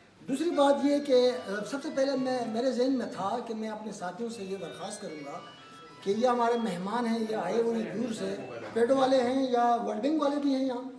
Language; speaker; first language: Urdu; non-native, local second language; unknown